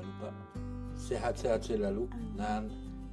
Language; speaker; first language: Indonesian; non-native, learner; French